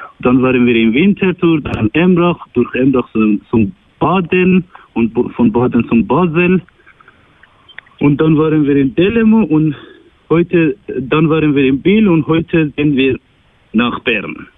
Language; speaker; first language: German; non-native, learner; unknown